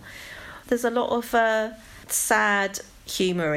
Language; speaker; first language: English; native; English